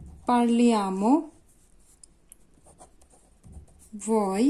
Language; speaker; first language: Italian; non-native, fluent; Bangla